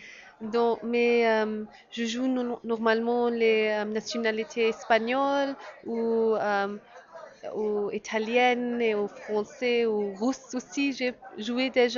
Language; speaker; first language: French; non-native, learner; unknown